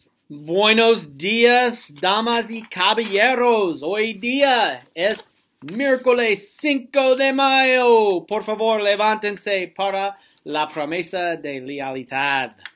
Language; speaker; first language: Spanish; non-native, learner; English